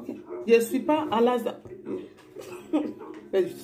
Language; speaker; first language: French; non-native, learner; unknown